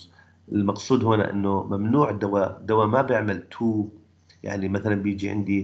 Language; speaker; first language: Arabic; native; Arabic